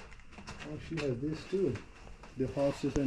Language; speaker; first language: English; non-native, fluent; Hindi